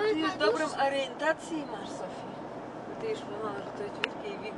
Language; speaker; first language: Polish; non-native, fluent; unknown